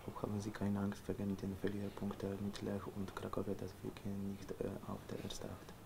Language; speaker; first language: German; non-native, learner; Polish